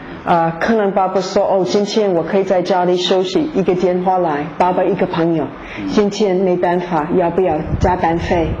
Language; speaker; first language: Chinese; non-native, fluent; English